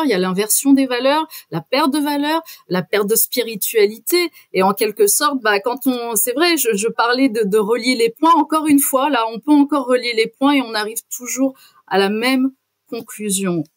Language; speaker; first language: French; native; French